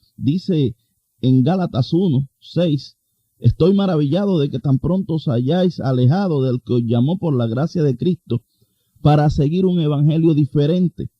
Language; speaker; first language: Spanish; native; Spanish